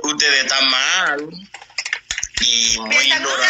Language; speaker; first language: Spanish; non-native, fluent; Haitian Creole